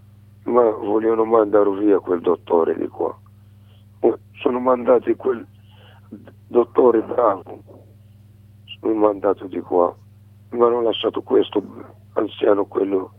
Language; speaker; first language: Italian; non-native, learner; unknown